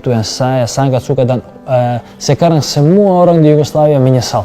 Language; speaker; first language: Indonesian; non-native, fluent; Serbian